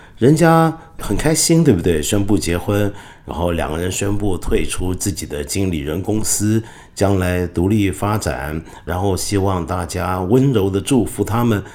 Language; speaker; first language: Chinese; non-native, local second language; Cantonese